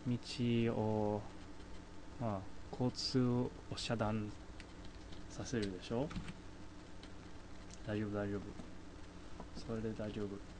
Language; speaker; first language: Japanese; non-native, fluent; English